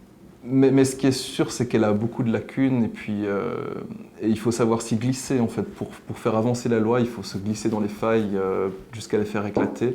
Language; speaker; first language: French; native; French